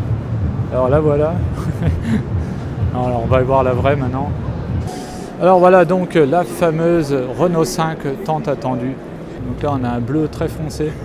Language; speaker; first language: French; native; French